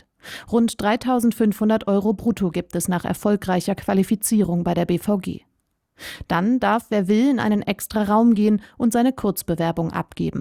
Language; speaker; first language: German; native; German